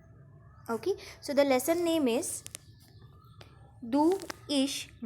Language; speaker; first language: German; non-native, fluent; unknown